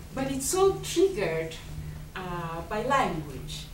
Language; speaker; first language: English; non-native, fluent; Spanish